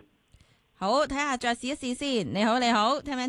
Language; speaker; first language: Cantonese; native; Cantonese